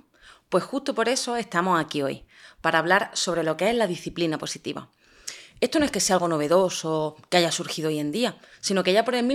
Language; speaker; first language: Spanish; native; Spanish